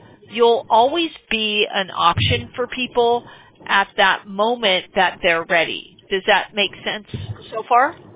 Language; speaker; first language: English; native; English